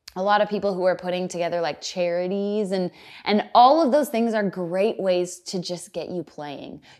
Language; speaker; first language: English; native; English